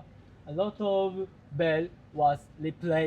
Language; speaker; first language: English; non-native, learner; Japanese